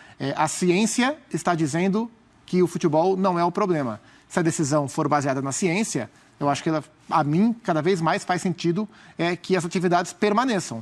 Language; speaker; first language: Portuguese; native; Portuguese